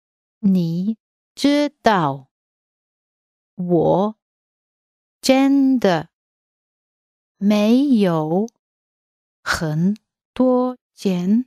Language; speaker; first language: Chinese; non-native, learner; English